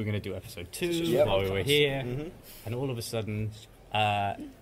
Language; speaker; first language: English; native; English